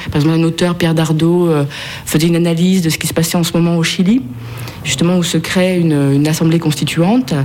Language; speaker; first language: French; native; French